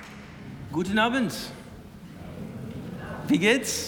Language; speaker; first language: German; non-native, learner; English